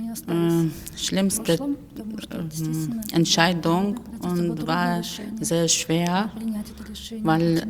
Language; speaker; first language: German; non-native, fluent; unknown